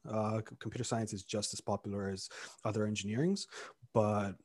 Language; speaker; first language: English; early bilingual, other home language; Romanian